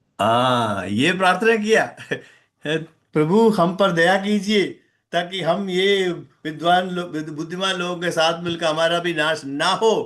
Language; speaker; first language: Hindi; non-native, local second language; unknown